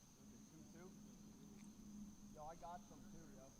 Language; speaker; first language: English; native; English